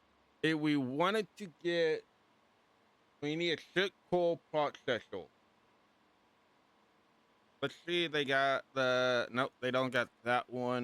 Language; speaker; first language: English; native; English